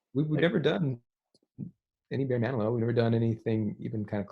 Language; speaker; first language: English; native; English